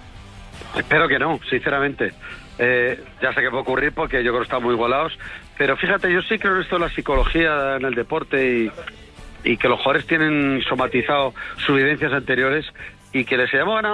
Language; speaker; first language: Spanish; native; Spanish